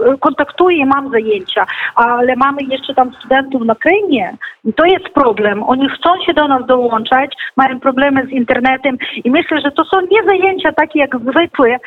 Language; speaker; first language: Polish; non-native, fluent; Ukrainian